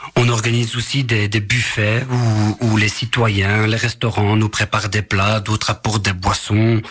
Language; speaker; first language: French; native; French